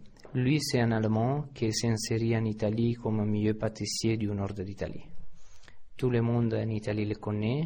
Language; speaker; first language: French; non-native, fluent; Italian